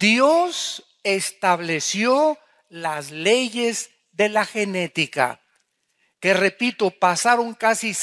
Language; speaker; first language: Spanish; native; Spanish